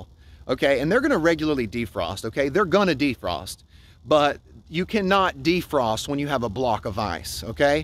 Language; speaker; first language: English; native; English